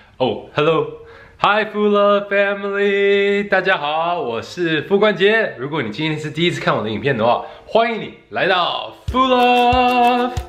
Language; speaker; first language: Chinese; early bilingual, heritage; Chinese